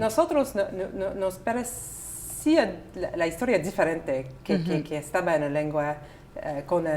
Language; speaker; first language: Spanish; non-native, learner; English